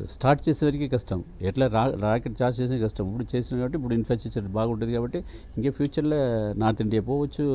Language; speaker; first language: Telugu; non-native, local second language; Tamil